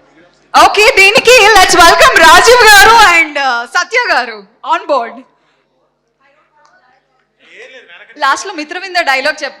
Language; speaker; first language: Telugu; native; Telugu